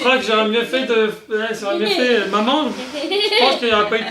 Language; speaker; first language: French; native; French